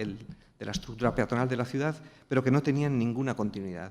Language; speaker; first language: Spanish; native; Spanish